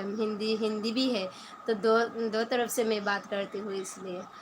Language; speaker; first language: Hindi; non-native, local second language; Bangla